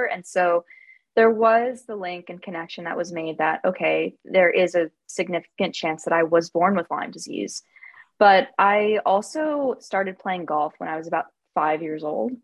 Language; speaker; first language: English; native; English